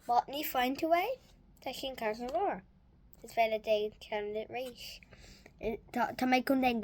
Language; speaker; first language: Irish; non-native, learner; English